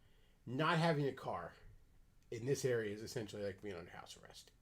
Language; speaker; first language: English; native; English